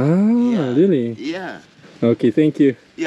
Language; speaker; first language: English; non-native, learner; Korean